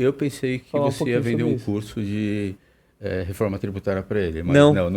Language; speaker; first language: Portuguese; native; Portuguese